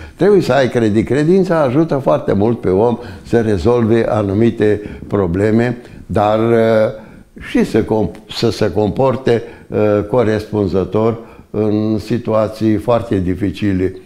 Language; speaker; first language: Romanian; native; Romanian